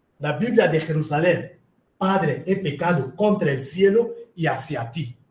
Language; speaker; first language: Spanish; non-native, fluent; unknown